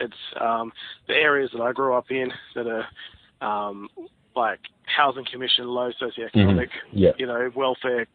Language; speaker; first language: English; native; English